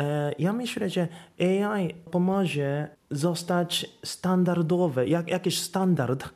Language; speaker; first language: Polish; non-native, learner; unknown